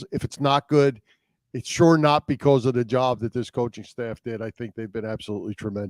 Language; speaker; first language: English; native; English